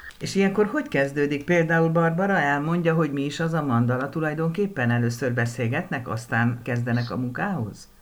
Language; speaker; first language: Hungarian; native; Hungarian